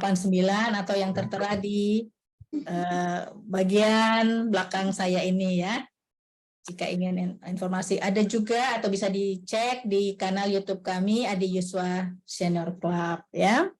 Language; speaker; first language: Malay; native; Malay